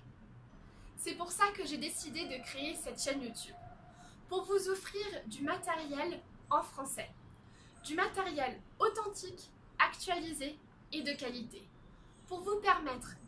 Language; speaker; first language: French; native; French